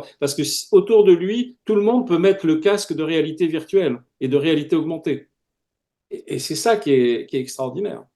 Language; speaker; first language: French; native; French